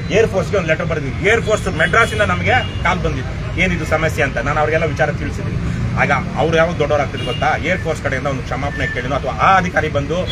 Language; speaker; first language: Kannada; native; Kannada